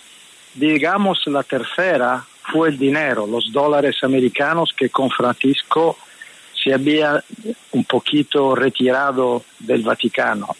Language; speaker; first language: Spanish; non-native, fluent; Italian